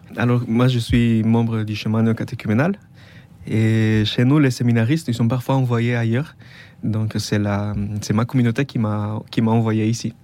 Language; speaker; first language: French; non-native, fluent; Spanish